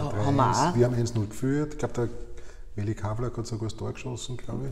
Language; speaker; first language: German; native; German